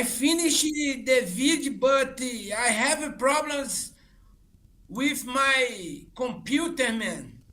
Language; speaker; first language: English; non-native, learner; Portuguese